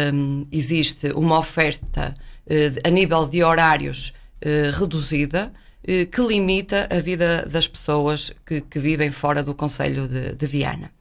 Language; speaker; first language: Portuguese; native; Portuguese